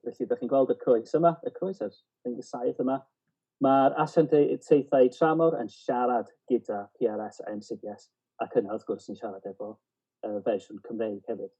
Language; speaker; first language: Welsh; native; Welsh